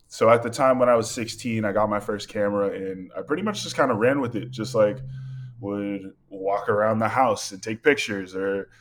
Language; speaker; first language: English; native; English